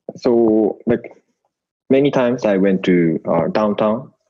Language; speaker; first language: English; non-native, learner; Japanese